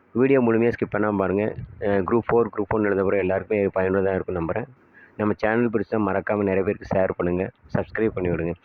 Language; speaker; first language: Tamil; native; Tamil